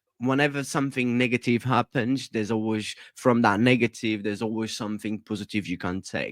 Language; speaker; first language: English; non-native, fluent; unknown